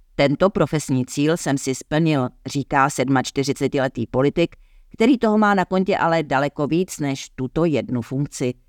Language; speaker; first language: Czech; native; Czech